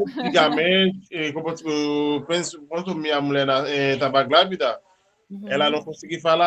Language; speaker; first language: Portuguese; non-native, learner; Haitian Creole